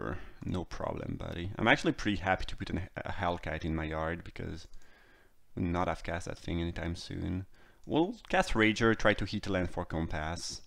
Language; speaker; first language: English; non-native, fluent; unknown